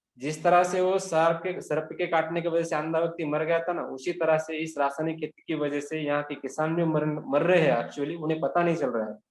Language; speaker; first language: Hindi; non-native, local second language; Marathi